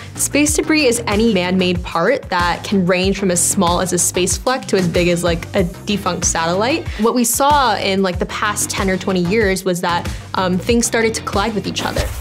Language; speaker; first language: English; native; English